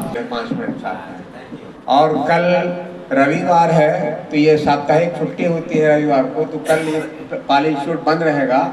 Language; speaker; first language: Hindi; native; Hindi